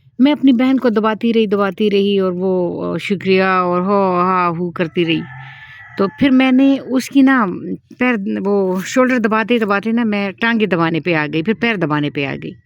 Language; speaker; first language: Urdu; non-native, local second language; Pashto